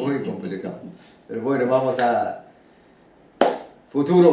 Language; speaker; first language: Spanish; non-native, learner; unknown